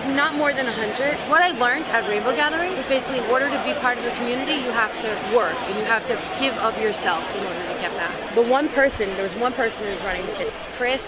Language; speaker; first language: English; native; English